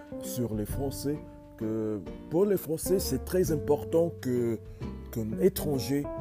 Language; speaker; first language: French; non-native, learner; English